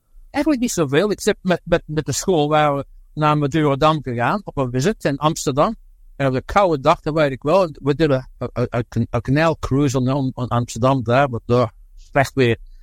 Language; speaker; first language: Dutch; early bilingual, heritage; Dutch